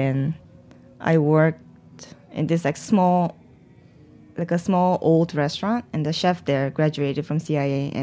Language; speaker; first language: English; non-native, fluent; Korean